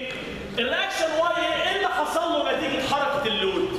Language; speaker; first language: Arabic; native; Arabic